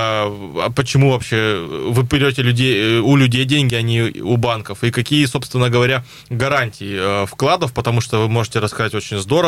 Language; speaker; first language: Russian; native; Russian